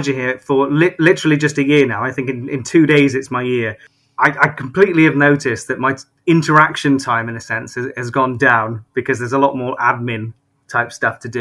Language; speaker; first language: English; native; English